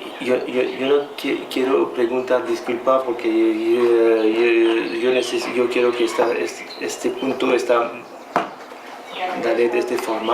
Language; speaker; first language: Spanish; non-native, learner; French